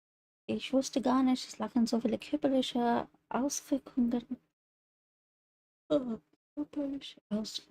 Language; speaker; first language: German; non-native, learner; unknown